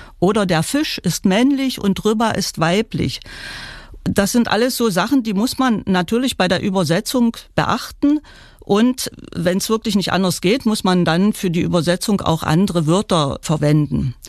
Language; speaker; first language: German; non-native, local second language; Upper Sorbian